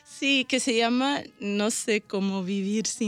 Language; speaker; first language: Spanish; early bilingual, heritage; Spanish